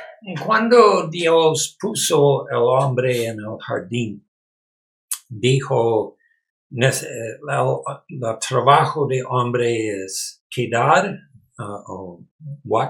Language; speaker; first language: Spanish; non-native, learner; English